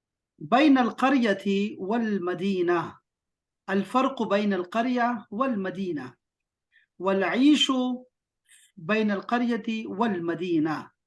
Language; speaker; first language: Arabic; non-native, fluent; Urdu